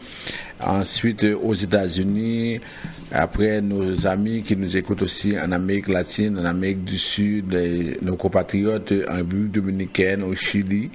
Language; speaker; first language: French; native; French